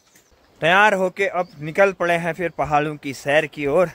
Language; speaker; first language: Hindi; native; Hindi